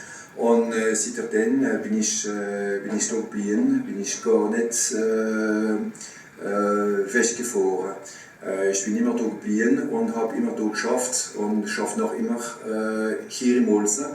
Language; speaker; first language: German; non-native, fluent; French